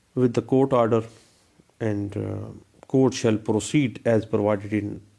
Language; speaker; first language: English; non-native, local second language; Urdu